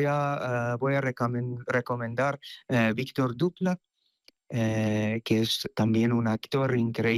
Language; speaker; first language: Spanish; non-native, fluent; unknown